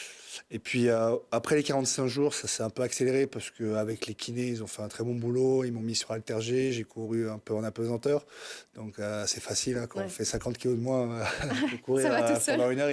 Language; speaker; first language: French; native; French